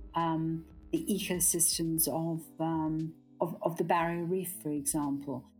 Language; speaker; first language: English; native; English